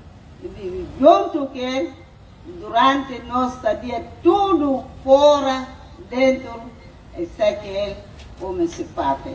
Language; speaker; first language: Portuguese; non-native, learner; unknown